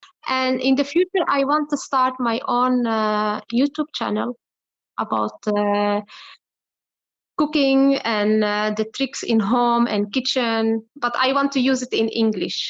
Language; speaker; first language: English; non-native, learner; Arabic